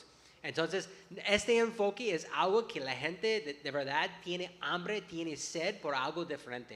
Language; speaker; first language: Spanish; non-native, fluent; English